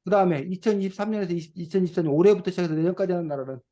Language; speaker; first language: Korean; native; Korean